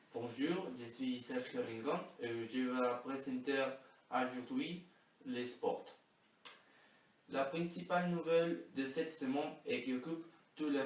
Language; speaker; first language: French; non-native, learner; Spanish